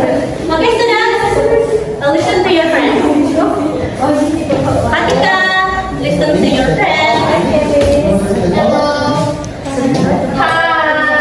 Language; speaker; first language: English; non-native, fluent; Indonesian